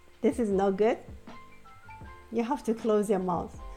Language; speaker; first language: English; non-native, fluent; Japanese